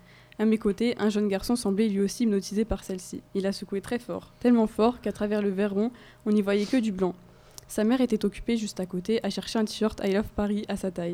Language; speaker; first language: French; native; French